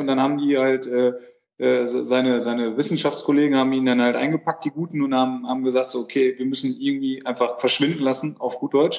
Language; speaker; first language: German; native; German